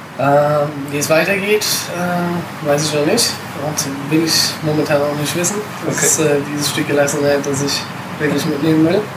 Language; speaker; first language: German; non-native, fluent; Italian